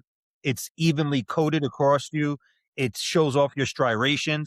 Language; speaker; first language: English; native; English